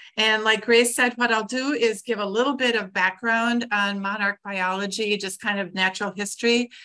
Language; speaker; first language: English; native; English